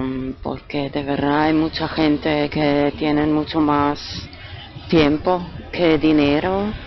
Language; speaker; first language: Spanish; non-native, fluent; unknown